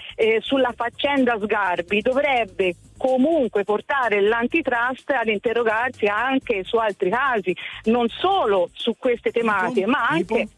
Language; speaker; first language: Italian; native; Italian